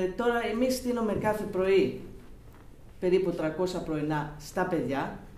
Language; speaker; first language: Greek; non-native, learner; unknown